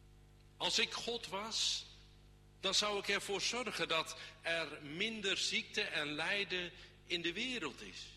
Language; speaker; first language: Dutch; native; Dutch